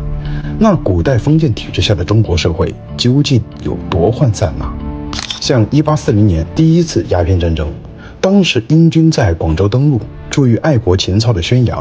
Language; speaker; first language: Chinese; native; Chinese